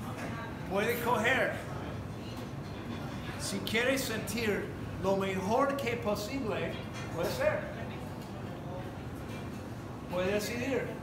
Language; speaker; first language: Spanish; non-native, learner; English